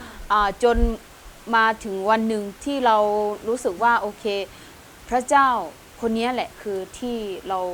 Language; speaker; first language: Thai; non-native, local second language; Lahu